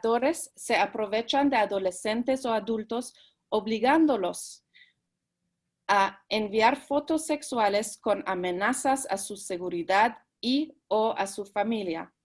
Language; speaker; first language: Spanish; early bilingual, heritage; Spanish